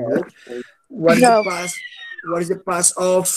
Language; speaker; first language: English; non-native, fluent; Spanish